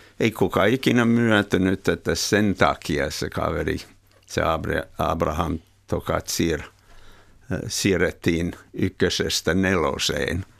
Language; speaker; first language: Finnish; non-native, fluent; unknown